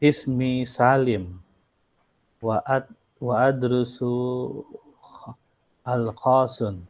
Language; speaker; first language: Arabic; non-native, learner; Indonesian